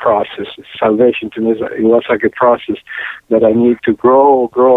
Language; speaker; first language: English; non-native, fluent; Spanish